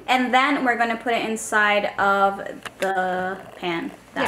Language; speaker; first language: English; early bilingual, other home language; Spanish